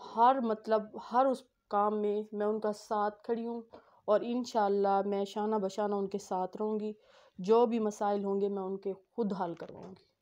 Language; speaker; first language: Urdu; non-native, local second language; Saraiki